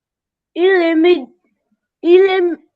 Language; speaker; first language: French; non-native, learner; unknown